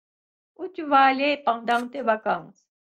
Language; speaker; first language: French; non-native, fluent; Russian